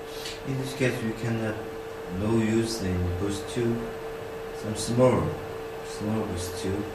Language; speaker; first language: English; non-native, learner; Korean